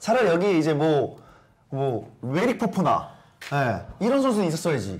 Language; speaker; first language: Korean; native; Korean